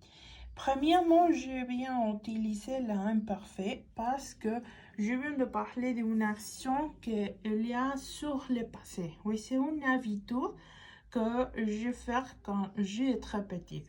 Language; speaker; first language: French; non-native, fluent; Spanish